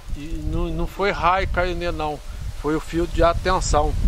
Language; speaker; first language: Portuguese; native; Portuguese